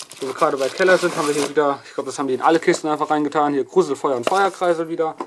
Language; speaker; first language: German; native; German